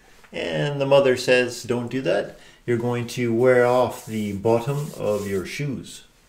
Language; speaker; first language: English; native; English